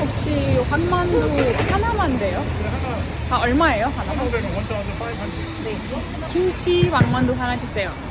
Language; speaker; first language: Korean; non-native, fluent; Danish